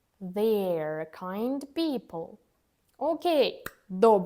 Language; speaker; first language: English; non-native, fluent; Ukrainian